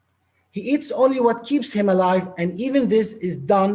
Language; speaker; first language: English; non-native, local second language; Arabic